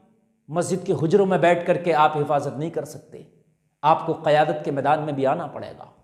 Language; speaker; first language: Urdu; native; Urdu